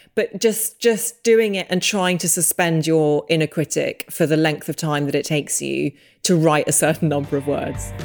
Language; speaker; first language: English; native; English